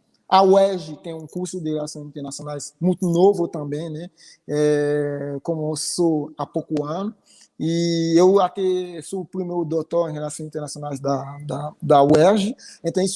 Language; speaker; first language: Portuguese; non-native, fluent; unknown